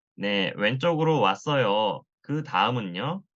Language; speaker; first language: Korean; non-native, learner; Thai